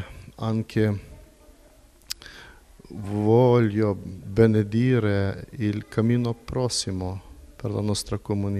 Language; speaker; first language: Italian; non-native, fluent; Ukrainian